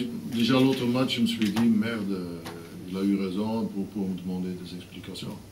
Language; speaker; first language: French; non-native, fluent; Dutch